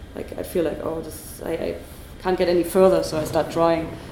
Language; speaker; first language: English; non-native, fluent; German